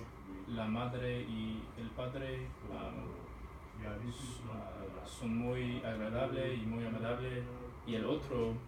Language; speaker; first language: Spanish; non-native, learner; English